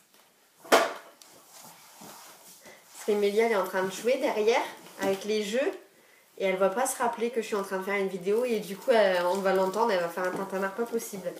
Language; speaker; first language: French; native; French